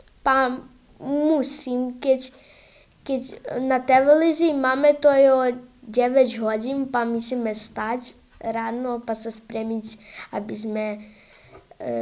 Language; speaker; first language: Slovak; non-native, local second language; Serbian